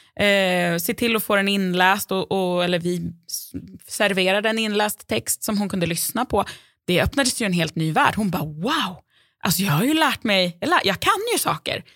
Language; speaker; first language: Swedish; native; Swedish